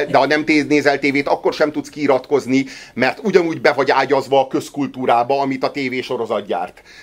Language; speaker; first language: Hungarian; native; Hungarian